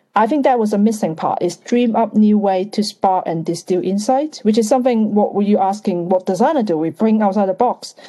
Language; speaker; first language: English; non-native, fluent; Bulgarian